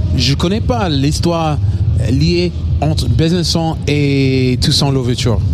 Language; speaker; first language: French; non-native, learner; English